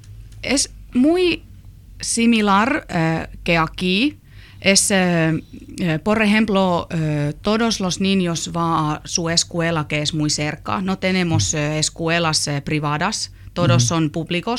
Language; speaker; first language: Spanish; non-native, learner; Finnish